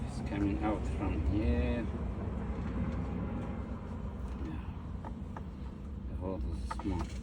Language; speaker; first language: English; non-native, learner; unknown